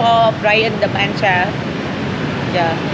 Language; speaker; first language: English; non-native, learner; Vietnamese